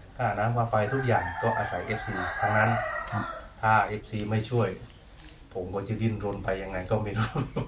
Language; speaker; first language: Thai; native; Thai